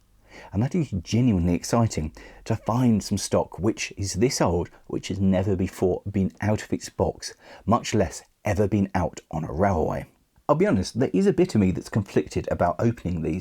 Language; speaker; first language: English; native; English